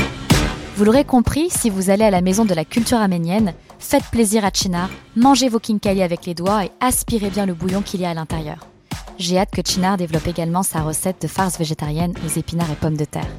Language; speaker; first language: French; native; French